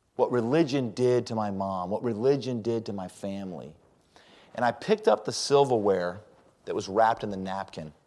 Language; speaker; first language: English; native; English